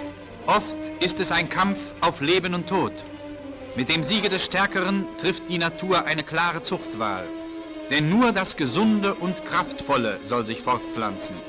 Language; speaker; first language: German; native; German